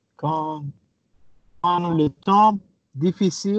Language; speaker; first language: French; non-native, learner; Arabic